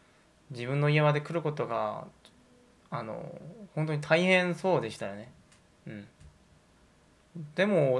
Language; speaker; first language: Japanese; non-native, fluent; Korean